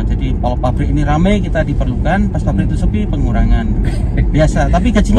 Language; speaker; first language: Indonesian; native; Indonesian